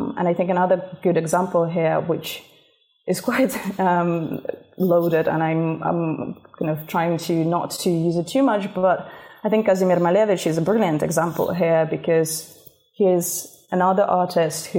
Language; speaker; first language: English; non-native, fluent; Russian